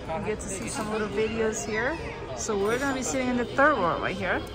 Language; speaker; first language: English; non-native, fluent; Portuguese